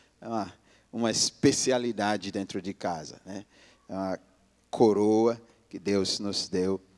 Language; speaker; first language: Portuguese; non-native, fluent; English